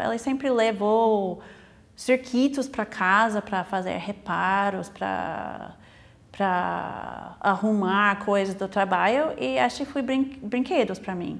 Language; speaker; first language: Portuguese; non-native, fluent; English